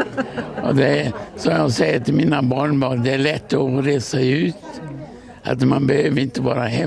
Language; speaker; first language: Swedish; early bilingual, other home language; Portuguese